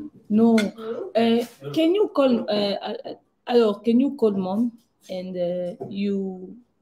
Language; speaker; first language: English; non-native, learner; Lingala